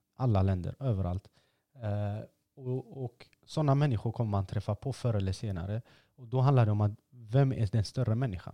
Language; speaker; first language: Swedish; early bilingual, other home language; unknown